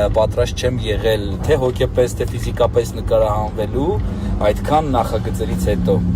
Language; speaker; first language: Armenian; native; Armenian